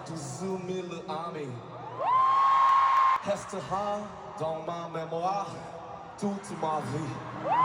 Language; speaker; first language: French; non-native, learner; Korean